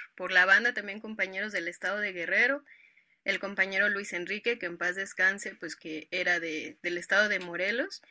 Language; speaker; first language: Spanish; native; Spanish